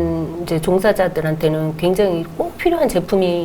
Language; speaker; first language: Korean; native; Korean